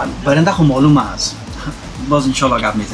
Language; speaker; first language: Persian; native; Persian